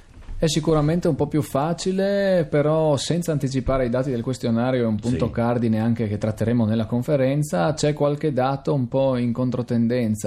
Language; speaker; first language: Italian; native; Italian